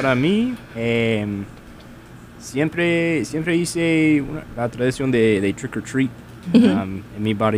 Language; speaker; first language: Spanish; non-native, learner; English